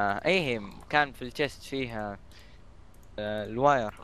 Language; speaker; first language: Arabic; native; Arabic